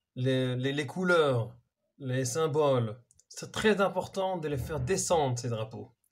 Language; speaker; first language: French; non-native, fluent; Hebrew